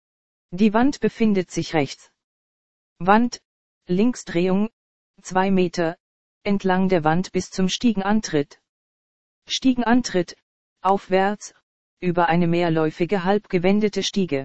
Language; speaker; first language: German; native; German